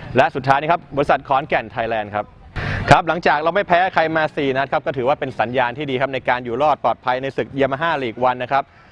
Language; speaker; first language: Thai; native; Thai